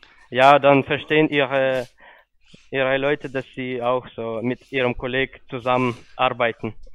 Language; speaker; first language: German; non-native, fluent; Polish